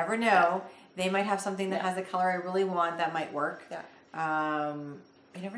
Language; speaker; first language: English; native; English